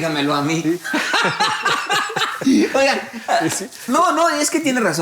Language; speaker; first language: Spanish; native; Spanish